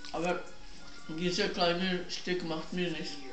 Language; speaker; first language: German; non-native, learner; Czech